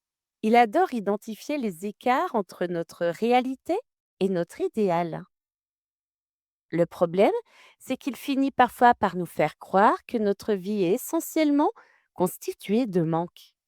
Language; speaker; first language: French; native; French